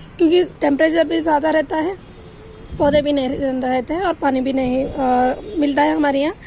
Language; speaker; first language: Hindi; native; Hindi